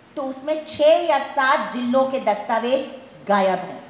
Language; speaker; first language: Hindi; non-native, local second language; Gujarati